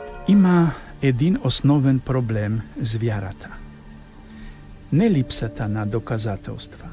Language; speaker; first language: Bulgarian; non-native, fluent; Polish